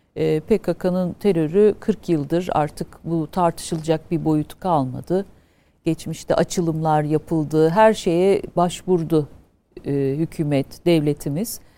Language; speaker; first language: Turkish; native; Turkish